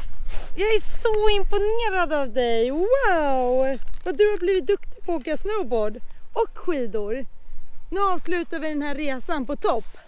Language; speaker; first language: Swedish; native; Swedish